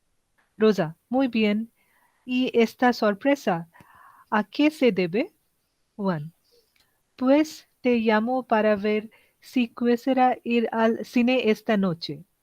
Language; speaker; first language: Spanish; non-native, learner; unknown